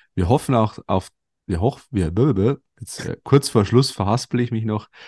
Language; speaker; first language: German; native; German